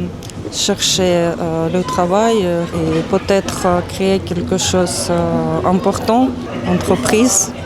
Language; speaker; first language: French; non-native, learner; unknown